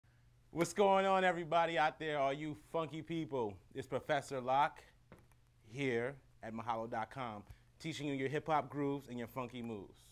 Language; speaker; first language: English; native; English